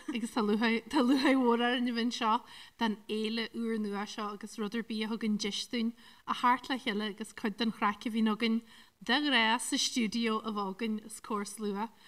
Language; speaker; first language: Irish; native; Irish